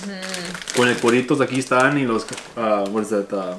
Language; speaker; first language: Spanish; early bilingual, heritage; Spanish